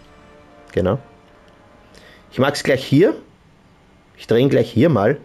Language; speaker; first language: German; native; German